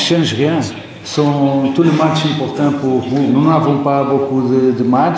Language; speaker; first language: French; non-native, learner; Portuguese